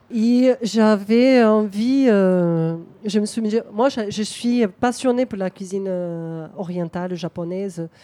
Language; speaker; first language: French; non-native, fluent; Portuguese